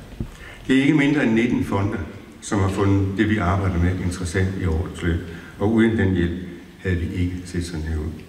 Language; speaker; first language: Danish; native; Danish